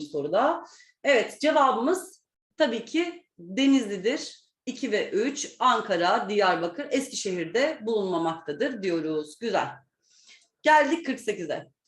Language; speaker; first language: Turkish; native; Turkish